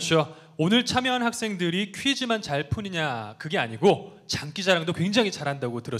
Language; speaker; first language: Korean; native; Korean